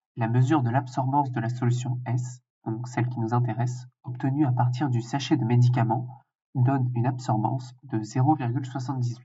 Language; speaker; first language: French; native; French